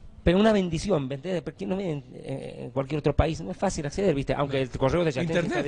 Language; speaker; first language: Spanish; native; Spanish